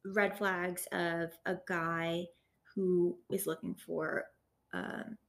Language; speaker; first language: English; native; English